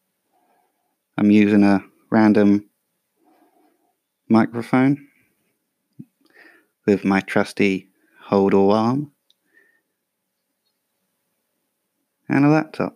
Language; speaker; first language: English; native; English